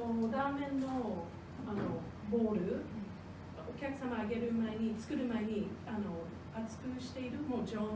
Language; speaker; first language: Japanese; non-native, fluent; English